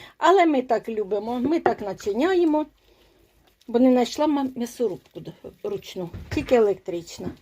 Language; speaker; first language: Ukrainian; native; Ukrainian